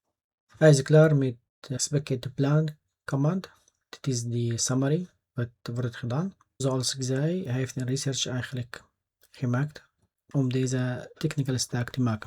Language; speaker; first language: Dutch; non-native, fluent; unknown